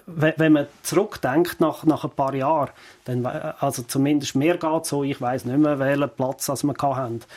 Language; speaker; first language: German; native; German